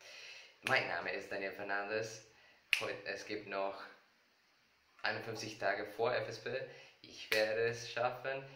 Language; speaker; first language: German; non-native, learner; Spanish